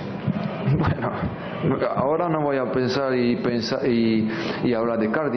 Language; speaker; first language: Spanish; non-native, fluent; French